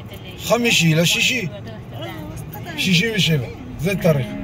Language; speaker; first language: Hebrew; non-native, fluent; Nepali